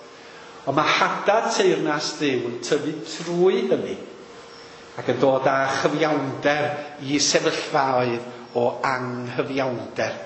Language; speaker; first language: Welsh; native; Welsh